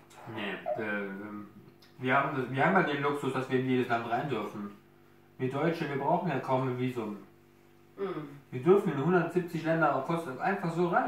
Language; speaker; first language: German; native; German